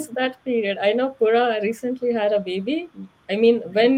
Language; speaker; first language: English; non-native, local second language; Hindi